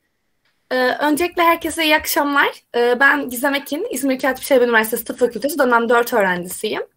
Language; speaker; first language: Turkish; native; Turkish